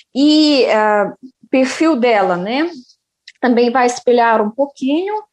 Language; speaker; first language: Portuguese; non-native, fluent; Russian